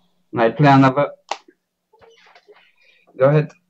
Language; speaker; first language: English; non-native, learner; Spanish